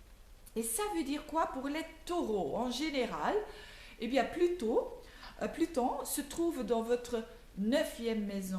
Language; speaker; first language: French; non-native, learner; Dutch